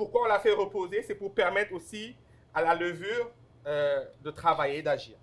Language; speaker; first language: French; non-native, local second language; Wolof